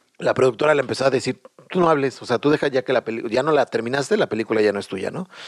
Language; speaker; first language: Spanish; native; Spanish